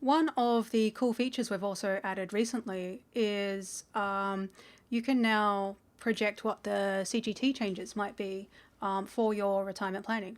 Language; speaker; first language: English; native; English